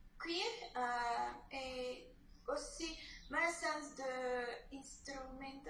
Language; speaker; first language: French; non-native, learner; Spanish